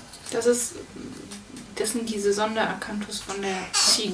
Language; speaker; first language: German; native; German